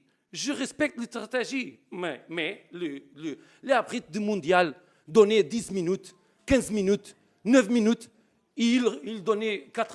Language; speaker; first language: French; non-native, learner; Portuguese